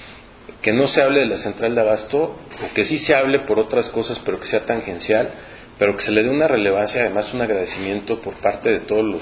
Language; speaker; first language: Spanish; native; Spanish